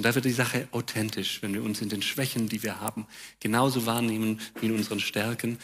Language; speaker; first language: German; native; German